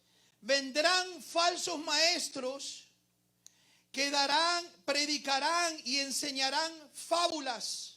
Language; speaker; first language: Spanish; native; Spanish